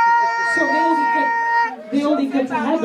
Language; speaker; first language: Dutch; non-native, fluent; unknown